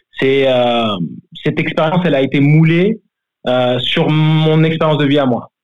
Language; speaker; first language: French; native; French